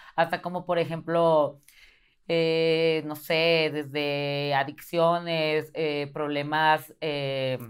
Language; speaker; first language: Spanish; native; Spanish